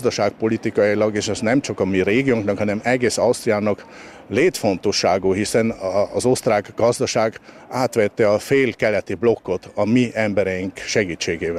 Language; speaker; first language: Hungarian; native; Hungarian